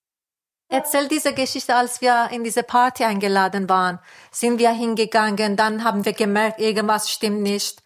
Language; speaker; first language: German; non-native, fluent; Persian